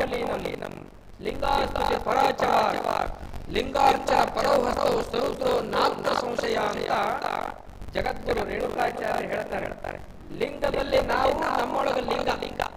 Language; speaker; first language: Kannada; native; Kannada